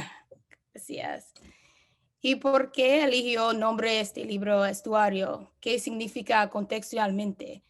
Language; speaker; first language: Spanish; non-native, learner; English